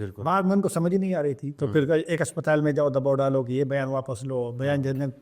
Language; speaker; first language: Urdu; non-native, local second language; Pashto